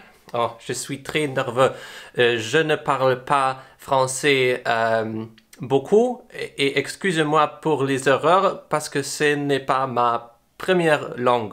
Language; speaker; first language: French; non-native, learner; English